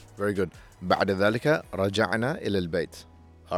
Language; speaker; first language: Arabic; non-native, fluent; English